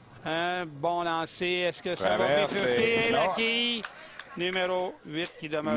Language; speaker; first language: French; native; French